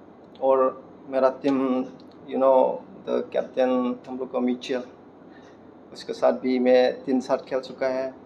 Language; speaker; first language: Hindi; non-native, local second language; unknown